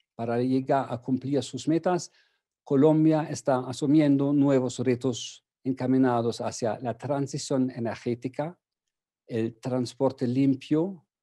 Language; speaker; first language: Spanish; non-native, fluent; German